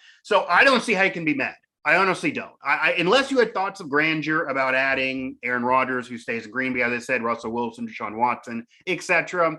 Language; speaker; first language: English; native; English